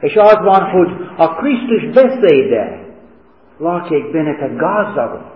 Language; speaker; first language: Hungarian; non-native, fluent; English